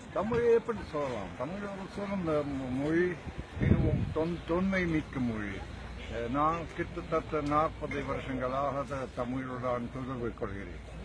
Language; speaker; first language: Tamil; non-native, fluent; Russian